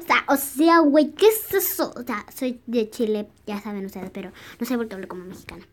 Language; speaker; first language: Spanish; native; Spanish